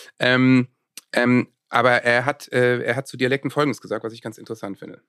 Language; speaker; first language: German; native; German